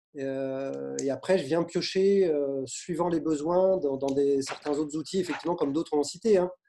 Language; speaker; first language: French; native; French